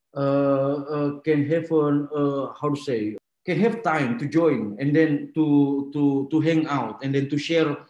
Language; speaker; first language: English; non-native, fluent; Indonesian